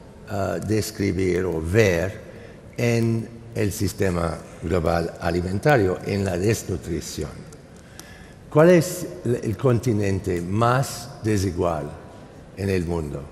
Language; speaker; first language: Spanish; non-native, fluent; English